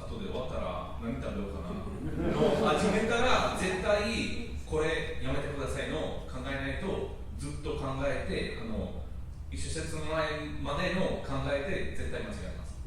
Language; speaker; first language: Japanese; non-native, learner; English